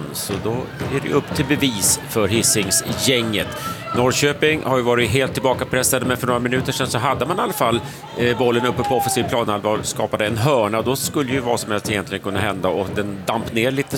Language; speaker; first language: Swedish; native; Swedish